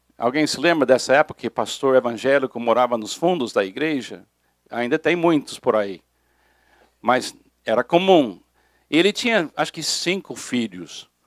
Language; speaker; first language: Portuguese; non-native, fluent; English